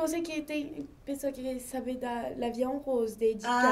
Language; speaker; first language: Portuguese; non-native, learner; French